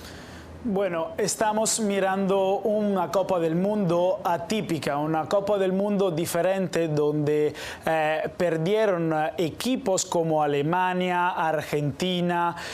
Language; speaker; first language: Spanish; non-native, fluent; Italian